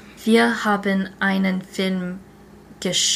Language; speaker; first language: German; non-native, learner; English